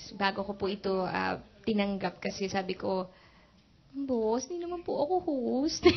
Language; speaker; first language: Filipino; native; Filipino